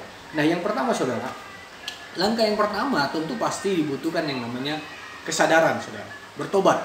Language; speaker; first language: Indonesian; native; Indonesian